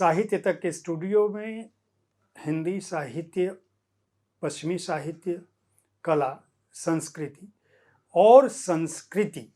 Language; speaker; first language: Hindi; native; Hindi